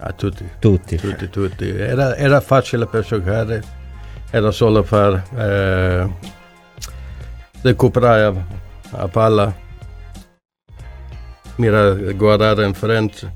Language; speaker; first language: Italian; non-native, learner; Swedish